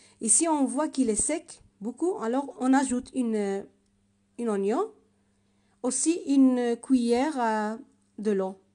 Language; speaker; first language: French; non-native, learner; Arabic